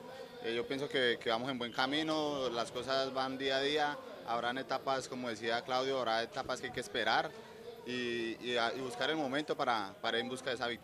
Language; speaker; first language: Spanish; native; Spanish